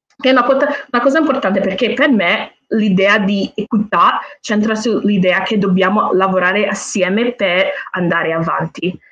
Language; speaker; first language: Italian; non-native, fluent; English